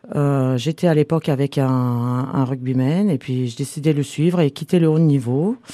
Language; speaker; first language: French; non-native, fluent; Bulgarian